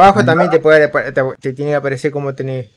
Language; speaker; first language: Spanish; native; Spanish